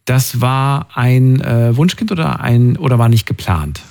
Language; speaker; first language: German; native; German